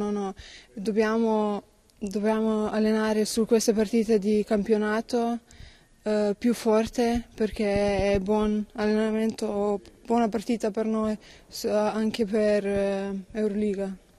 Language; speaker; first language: Italian; non-native, learner; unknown